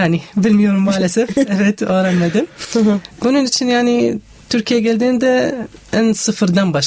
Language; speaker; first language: Turkish; non-native, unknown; Arabic